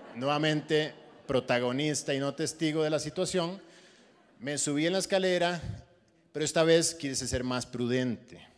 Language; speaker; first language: Spanish; native; Spanish